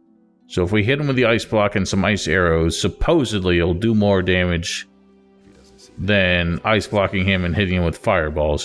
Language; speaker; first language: English; native; English